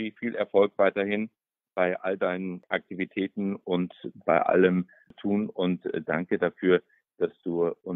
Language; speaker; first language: German; native; German